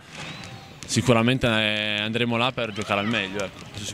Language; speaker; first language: Italian; native; Italian